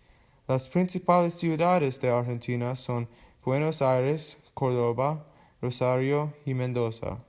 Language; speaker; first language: Spanish; non-native, learner; English